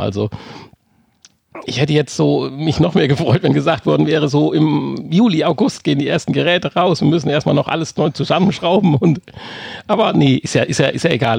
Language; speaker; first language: German; native; German